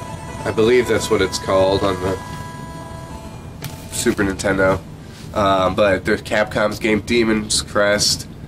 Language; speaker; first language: English; native; English